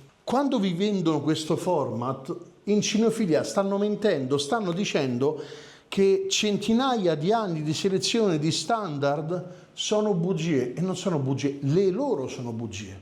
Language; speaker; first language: Italian; native; Italian